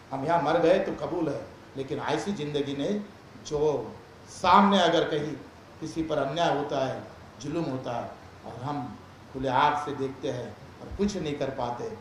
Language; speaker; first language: Hindi; non-native, local second language; Marathi